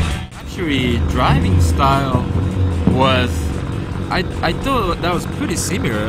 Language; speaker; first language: English; non-native, fluent; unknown